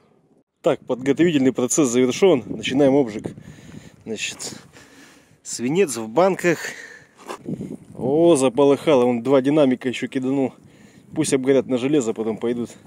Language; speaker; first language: Russian; native; Russian